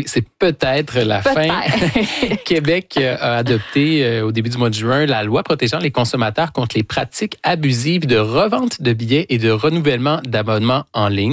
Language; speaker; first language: French; native; French